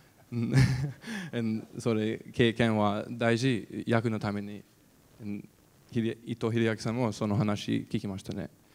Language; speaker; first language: Japanese; non-native, learner; English